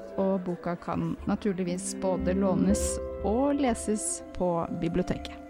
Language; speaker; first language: Norwegian; native; Norwegian